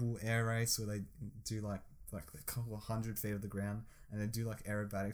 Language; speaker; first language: English; native; English